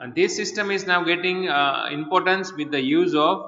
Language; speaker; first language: English; non-native, local second language; Gujarati